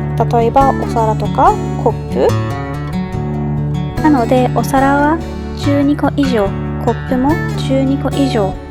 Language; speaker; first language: Japanese; non-native, fluent; Arabic